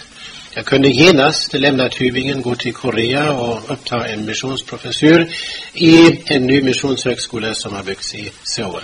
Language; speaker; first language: Swedish; non-native, fluent; German